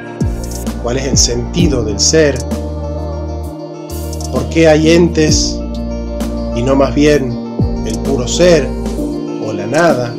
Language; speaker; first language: Spanish; native; Spanish